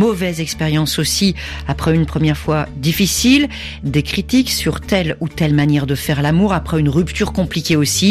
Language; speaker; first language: French; native; French